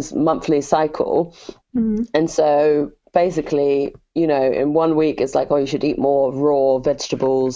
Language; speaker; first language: English; native; English